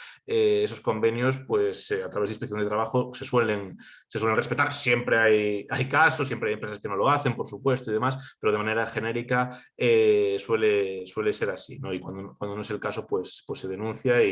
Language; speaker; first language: Spanish; native; Spanish